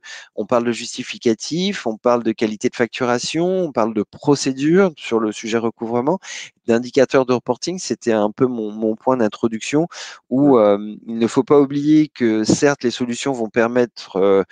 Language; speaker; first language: French; native; French